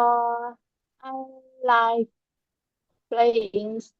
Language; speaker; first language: English; non-native, learner; Vietnamese